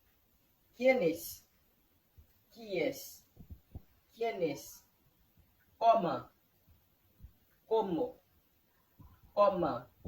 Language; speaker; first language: Spanish; non-native, fluent; Haitian Creole